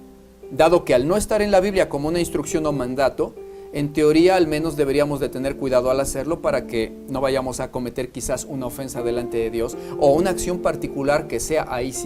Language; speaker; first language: Spanish; native; Spanish